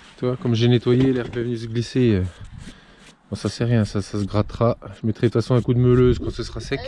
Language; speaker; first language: French; native; French